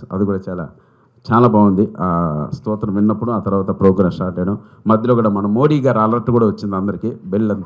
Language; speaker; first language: Telugu; native; Telugu